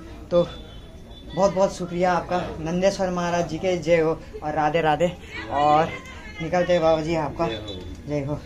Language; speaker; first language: Hindi; non-native, local second language; Nepali